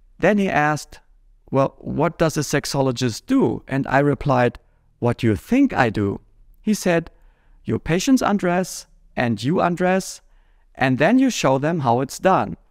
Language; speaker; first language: English; non-native, fluent; German